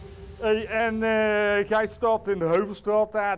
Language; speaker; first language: Dutch; native; Dutch